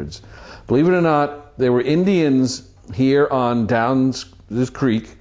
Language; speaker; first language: English; native; English